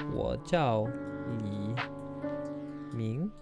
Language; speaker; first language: Chinese; non-native, learner; English